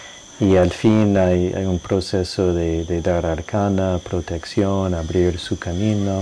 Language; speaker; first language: Spanish; non-native, fluent; English